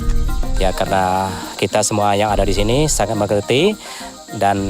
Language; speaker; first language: Indonesian; non-native, local second language; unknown